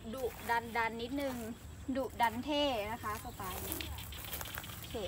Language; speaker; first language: Thai; native; Thai